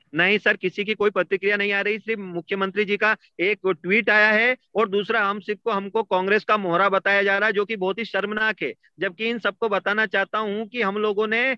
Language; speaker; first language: Hindi; native; Hindi